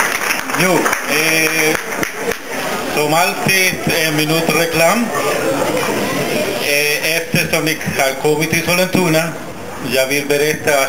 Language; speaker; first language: Swedish; non-native, fluent; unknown